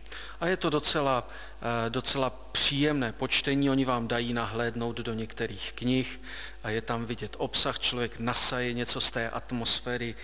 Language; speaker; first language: Czech; native; Czech